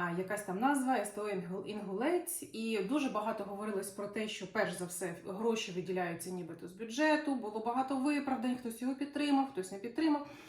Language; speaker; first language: Ukrainian; non-native, local second language; Russian